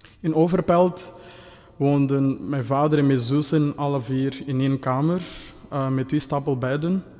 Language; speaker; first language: Dutch; non-native, fluent; Kinyarwanda